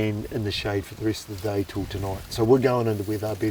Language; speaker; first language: English; native; English